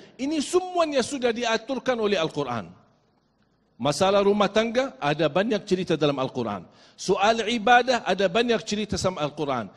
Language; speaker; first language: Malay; non-native, fluent; Arabic